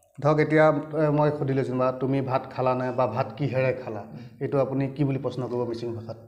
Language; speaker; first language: Assamese; native; Assamese